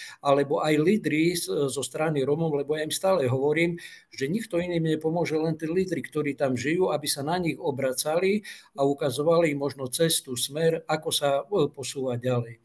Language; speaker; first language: Slovak; non-native, local second language; Rusyn